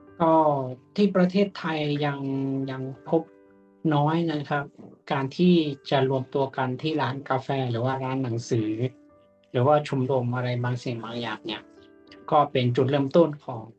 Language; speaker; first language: Thai; native; Thai